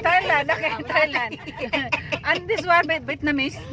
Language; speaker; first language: English; non-native, local second language; Cebuano